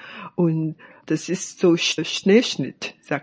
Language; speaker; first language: German; non-native, fluent; Chinese